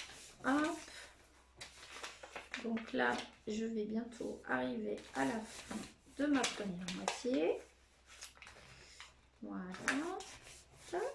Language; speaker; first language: French; native; French